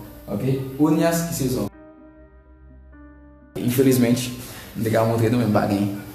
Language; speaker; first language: Portuguese; non-native, learner; Haitian Creole